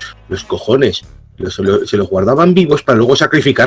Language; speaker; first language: Spanish; native; Spanish